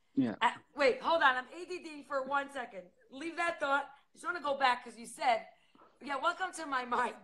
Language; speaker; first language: English; native; English